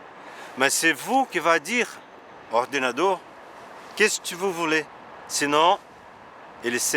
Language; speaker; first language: French; non-native, learner; Portuguese